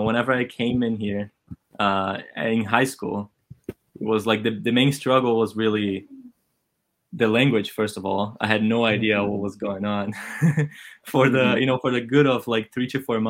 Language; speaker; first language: English; non-native, fluent; Portuguese